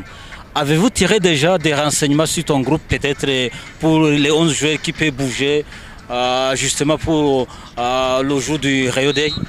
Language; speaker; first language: French; non-native, local second language; Kinyarwanda